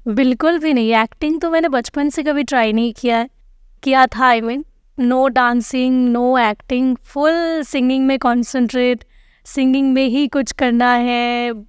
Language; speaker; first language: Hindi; non-native, local second language; Bangla